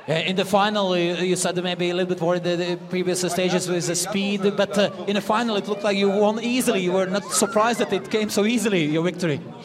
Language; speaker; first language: English; non-native, fluent; Latvian